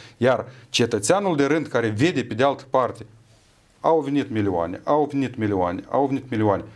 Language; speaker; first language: Romanian; native; Romanian